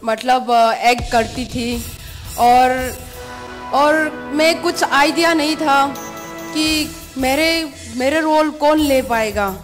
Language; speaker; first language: Hindi; non-native, local second language; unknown